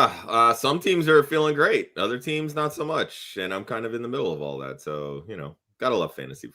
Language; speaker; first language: English; native; English